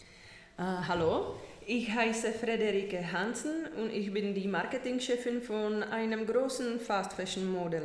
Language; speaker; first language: German; non-native, learner; Czech